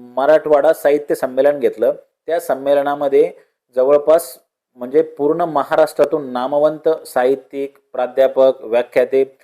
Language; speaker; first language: Marathi; native; Marathi